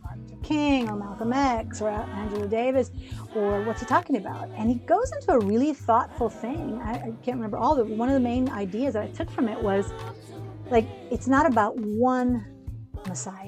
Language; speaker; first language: English; early bilingual, other home language; Spanish